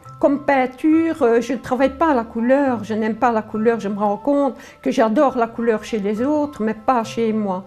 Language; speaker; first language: French; early bilingual, other home language; Polish